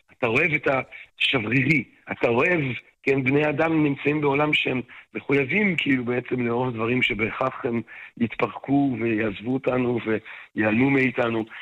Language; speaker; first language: Hebrew; non-native, fluent; French